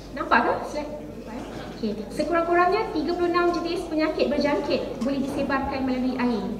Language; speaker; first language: Malay; native; Malay